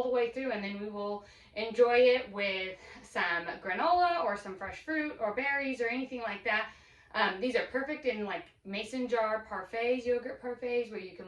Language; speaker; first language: English; native; English